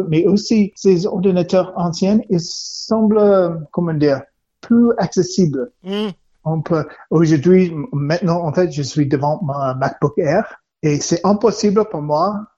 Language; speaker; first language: French; non-native, learner; English